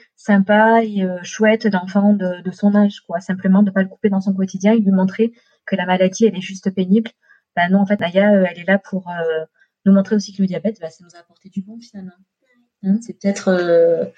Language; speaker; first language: French; native; French